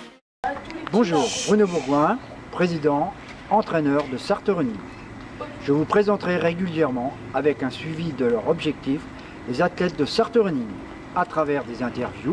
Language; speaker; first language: French; native; French